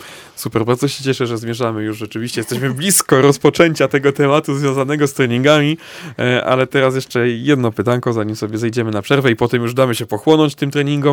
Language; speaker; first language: Polish; native; Polish